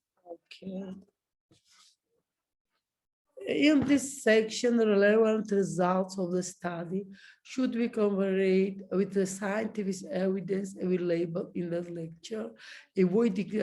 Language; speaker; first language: English; non-native, learner; Georgian